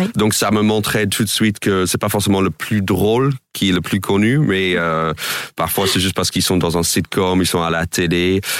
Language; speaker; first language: French; non-native, fluent; English